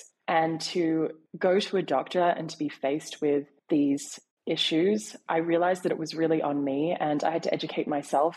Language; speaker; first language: English; native; English